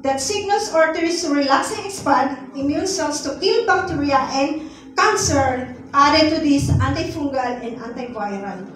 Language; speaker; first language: English; non-native, local second language; Filipino